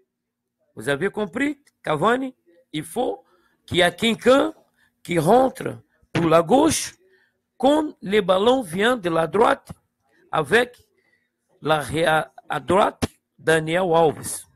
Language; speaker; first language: French; non-native, fluent; Portuguese